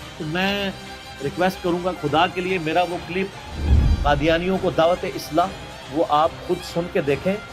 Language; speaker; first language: Urdu; non-native, local second language; Punjabi